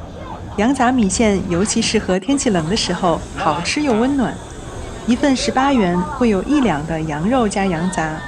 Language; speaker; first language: Chinese; native; Chinese